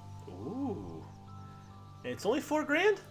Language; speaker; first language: English; native; English